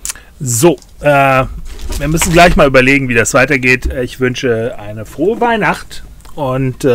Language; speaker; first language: German; native; German